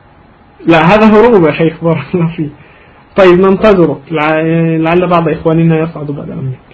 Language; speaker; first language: Arabic; native; Arabic